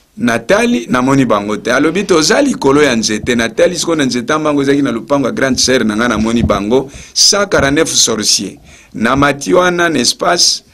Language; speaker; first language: Lingala; native; Lingala